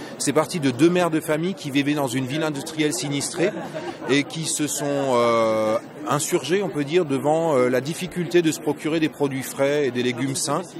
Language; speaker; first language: French; native; French